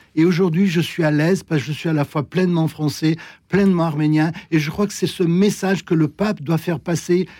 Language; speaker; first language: French; native; French